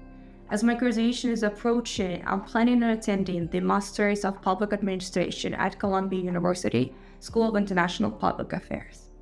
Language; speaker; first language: English; non-native, fluent; Ukrainian